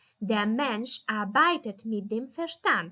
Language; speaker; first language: German; non-native, fluent; Polish